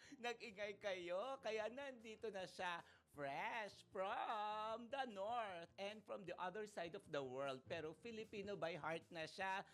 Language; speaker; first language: Filipino; native; Filipino